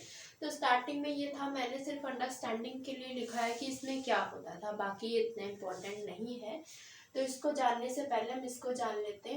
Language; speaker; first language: Hindi; native; Hindi